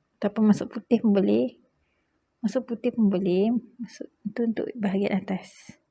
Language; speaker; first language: Malay; native; Malay